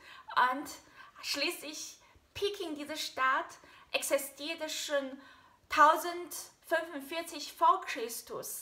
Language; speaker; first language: German; non-native, fluent; Chinese